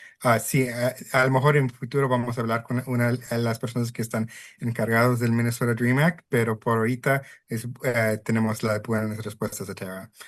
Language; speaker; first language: Spanish; early bilingual, heritage; Spanish